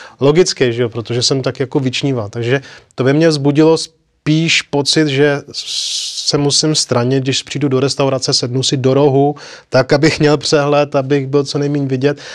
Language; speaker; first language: Czech; native; Czech